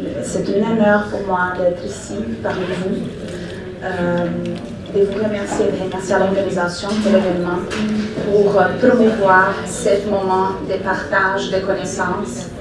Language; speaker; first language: French; non-native, fluent; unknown